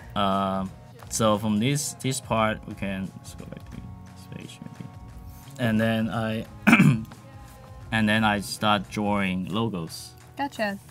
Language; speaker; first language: English; non-native, local second language; Cantonese